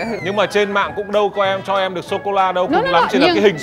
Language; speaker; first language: Vietnamese; native; Vietnamese